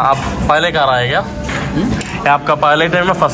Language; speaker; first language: Hindi; non-native, local second language; Malayalam